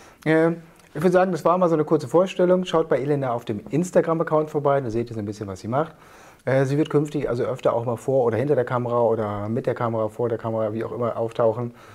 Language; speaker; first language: German; native; German